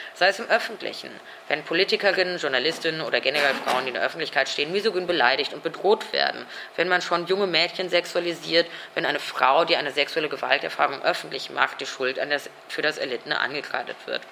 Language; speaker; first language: German; native; German